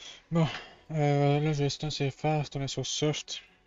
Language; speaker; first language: French; native; French